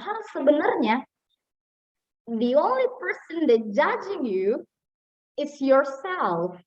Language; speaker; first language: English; non-native, fluent; Indonesian